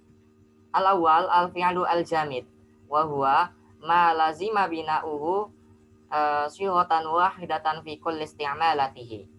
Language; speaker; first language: Arabic; non-native, learner; Indonesian